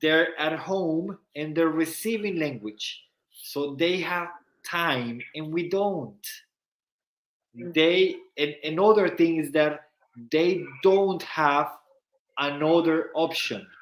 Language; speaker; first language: English; non-native, fluent; Spanish